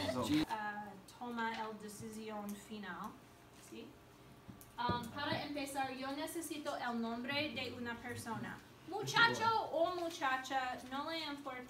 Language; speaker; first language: Spanish; non-native, learner; English